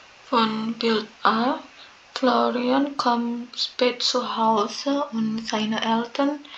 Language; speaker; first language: German; non-native, learner; Indonesian